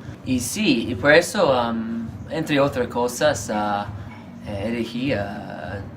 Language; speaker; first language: Spanish; non-native, fluent; English